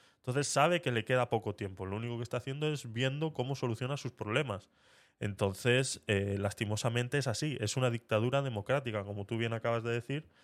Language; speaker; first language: Spanish; native; Spanish